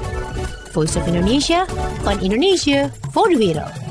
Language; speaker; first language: Dutch; non-native, fluent; Indonesian